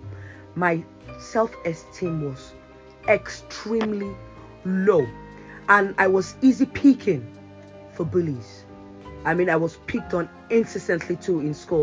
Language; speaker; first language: English; non-native, local second language; Yoruba